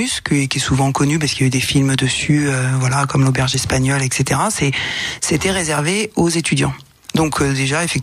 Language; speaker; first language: French; native; French